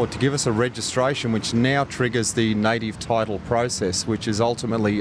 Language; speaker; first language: English; native; English